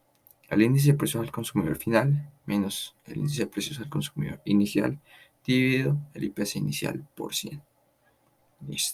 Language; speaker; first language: Spanish; native; Spanish